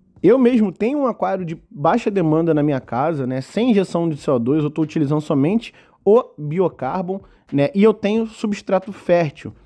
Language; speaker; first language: Portuguese; native; Portuguese